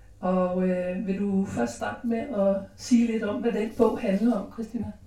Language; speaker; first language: Danish; native; Danish